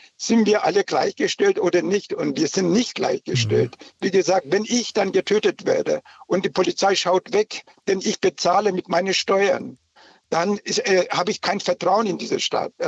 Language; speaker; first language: German; early bilingual, other home language; Turkish